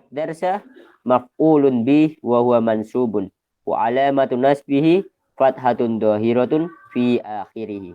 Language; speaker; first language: Arabic; non-native, learner; Indonesian